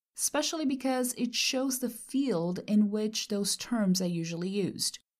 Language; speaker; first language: English; non-native, fluent; Portuguese